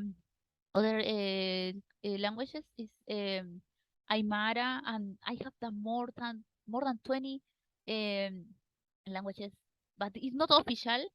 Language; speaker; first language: English; non-native, learner; Spanish